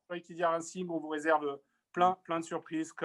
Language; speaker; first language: French; native; French